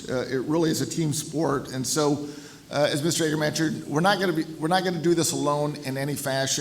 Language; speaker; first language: English; native; English